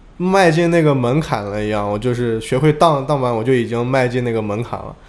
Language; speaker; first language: Chinese; native; Chinese